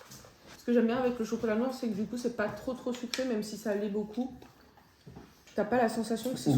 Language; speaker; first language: French; native; French